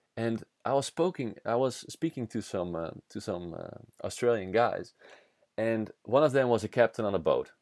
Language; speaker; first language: English; non-native, fluent; Dutch